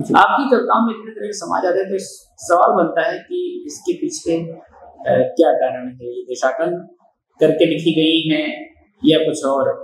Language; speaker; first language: Hindi; native; Hindi